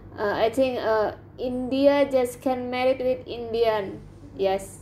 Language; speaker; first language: English; non-native, learner; Indonesian